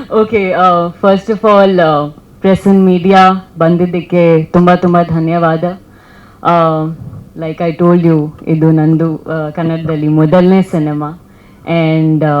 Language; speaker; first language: Kannada; non-native, learner; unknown